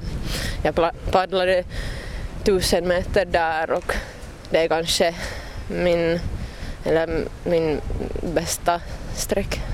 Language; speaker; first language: Swedish; non-native, local second language; Finnish